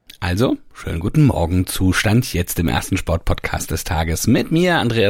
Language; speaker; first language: German; native; German